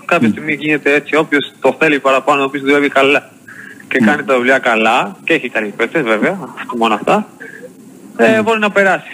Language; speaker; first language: Greek; non-native, learner; Spanish